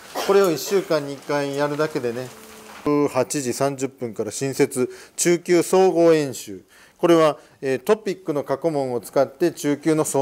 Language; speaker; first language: Japanese; native; Japanese